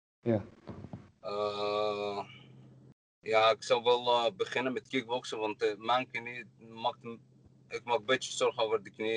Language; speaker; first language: Dutch; non-native, learner; Arabic